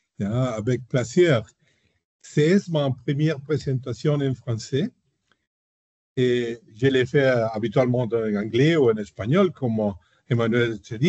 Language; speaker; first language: French; non-native, learner; Spanish